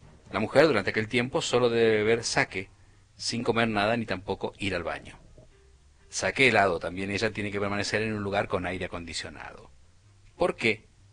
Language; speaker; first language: Spanish; native; Spanish